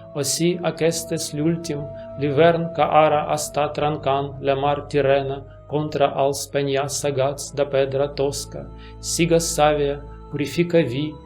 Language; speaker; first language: Catalan; non-native, learner; Russian